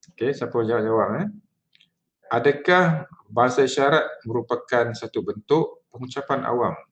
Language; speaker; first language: Malay; native; Malay